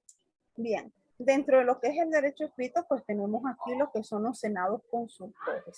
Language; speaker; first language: Spanish; native; Spanish